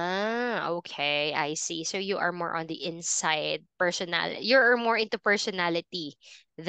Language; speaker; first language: English; non-native, fluent; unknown